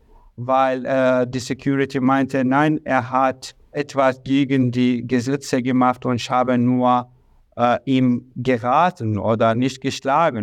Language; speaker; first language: German; non-native, learner; Arabic